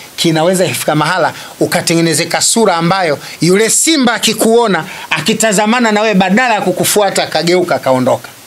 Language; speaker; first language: Swahili; native; Swahili